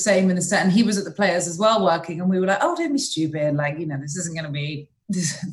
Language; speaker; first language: English; native; English